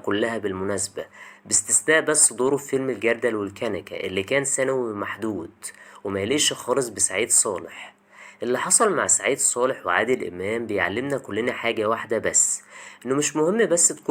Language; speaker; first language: Arabic; native; Arabic